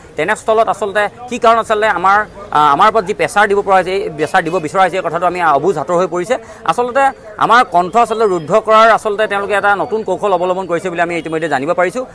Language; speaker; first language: Assamese; native; Assamese